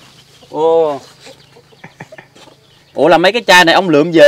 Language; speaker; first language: Vietnamese; native; Vietnamese